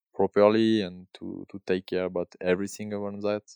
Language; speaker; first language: English; non-native, learner; French